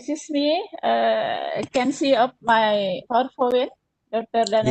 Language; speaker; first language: English; non-native, learner; Indonesian